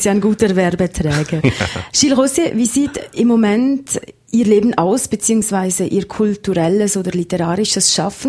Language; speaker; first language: German; native; German